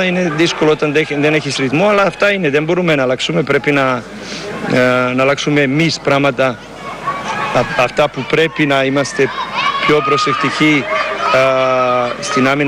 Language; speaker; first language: Greek; non-native, learner; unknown